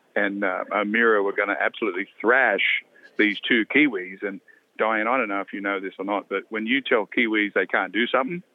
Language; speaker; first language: English; native; English